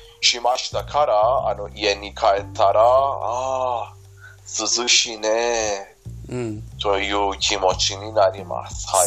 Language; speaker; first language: Japanese; non-native, fluent; Persian